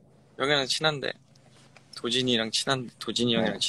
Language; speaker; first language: Korean; native; Korean